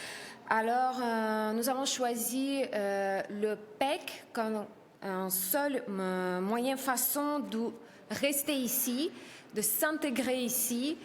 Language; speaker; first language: French; non-native, learner; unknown